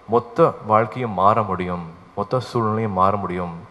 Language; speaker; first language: Tamil; native; Tamil